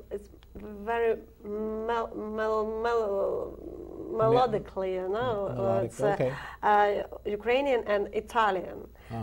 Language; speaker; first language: English; non-native, learner; Ukrainian